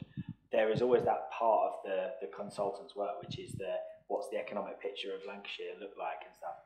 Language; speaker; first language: English; native; English